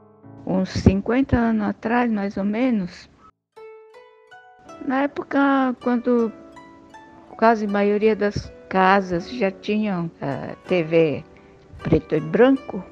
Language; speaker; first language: Portuguese; early bilingual, other home language; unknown